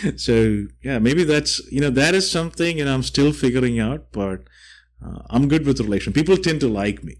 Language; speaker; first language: English; non-native, local second language; Malayalam